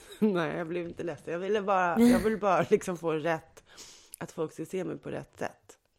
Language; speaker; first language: Swedish; native; Swedish